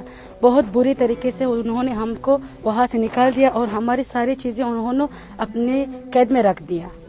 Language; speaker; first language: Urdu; non-native, fluent; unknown